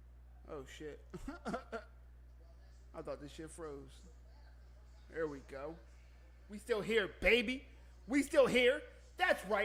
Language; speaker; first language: English; native; English